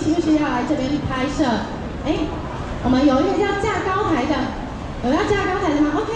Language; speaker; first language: Chinese; native; Chinese